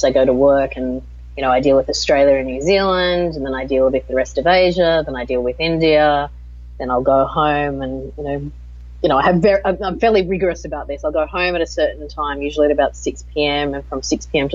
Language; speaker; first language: English; native; English